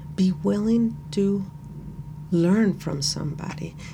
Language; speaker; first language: English; non-native, fluent; Spanish